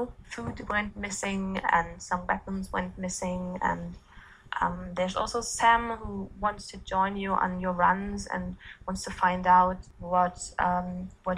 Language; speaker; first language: English; non-native, fluent; German